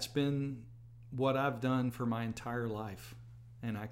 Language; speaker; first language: English; native; English